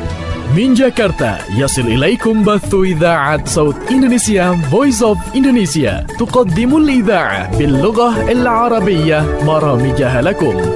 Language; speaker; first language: Arabic; non-native, fluent; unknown